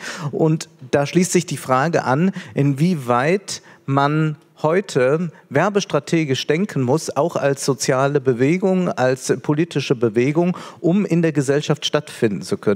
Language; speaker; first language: German; native; German